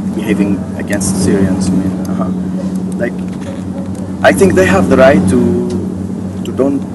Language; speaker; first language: English; non-native, fluent; Arabic